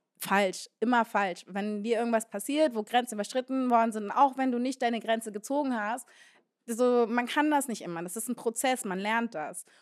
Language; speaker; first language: German; native; German